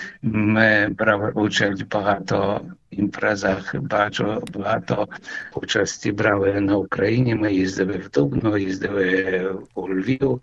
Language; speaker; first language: Ukrainian; early bilingual, heritage; Ukrainian